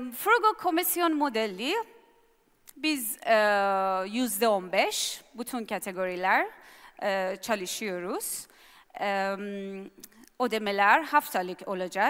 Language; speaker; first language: Turkish; non-native, learner; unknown